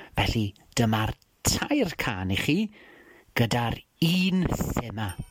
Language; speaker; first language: Welsh; non-native, fluent; English